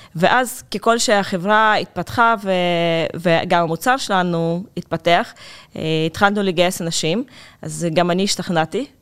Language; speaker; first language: Hebrew; non-native, fluent; Russian